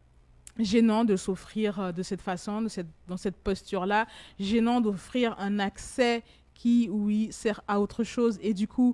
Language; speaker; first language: French; native; French